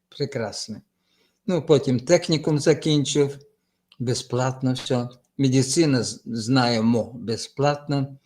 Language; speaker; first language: Ukrainian; native; Ukrainian